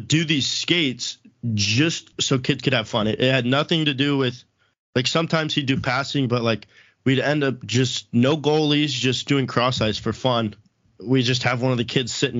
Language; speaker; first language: English; native; English